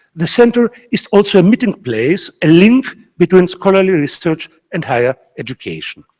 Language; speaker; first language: English; non-native, fluent; Greek